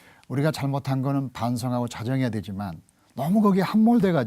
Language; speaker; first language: Korean; native; Korean